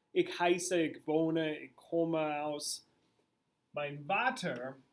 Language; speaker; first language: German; non-native, fluent; English